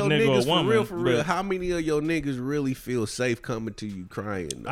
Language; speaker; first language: English; native; English